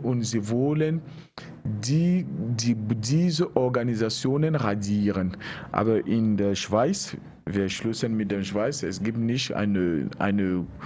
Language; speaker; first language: German; non-native, learner; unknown